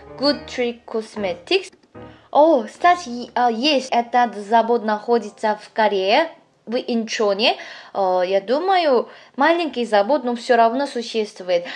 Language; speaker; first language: Russian; non-native, fluent; Korean